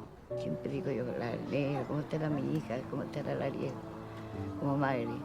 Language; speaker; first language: Spanish; native; Spanish